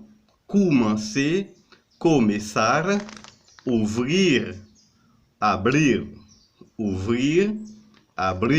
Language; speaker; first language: Portuguese; non-native, learner; Haitian Creole